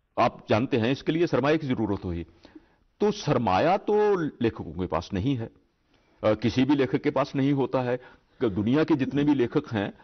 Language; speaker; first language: Hindi; non-native, local second language; Dogri